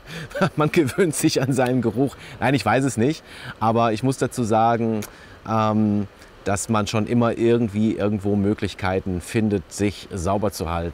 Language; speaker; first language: German; native; German